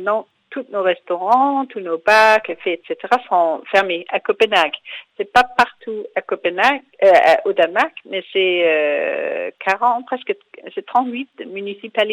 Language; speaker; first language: French; non-native, fluent; Danish